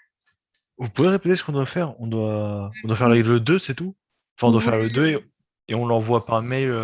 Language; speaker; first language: French; native; French